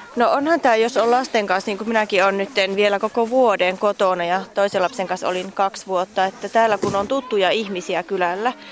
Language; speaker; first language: Finnish; native; Finnish